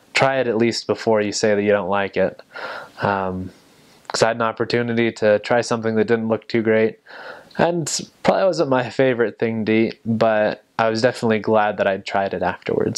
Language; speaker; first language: English; native; English